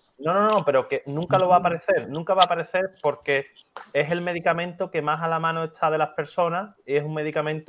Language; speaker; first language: Spanish; native; Spanish